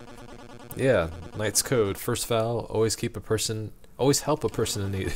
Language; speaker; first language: English; native; English